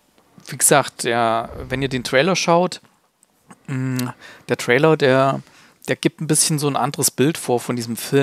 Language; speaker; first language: German; native; German